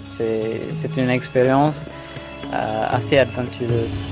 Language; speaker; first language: French; non-native, fluent; Tamil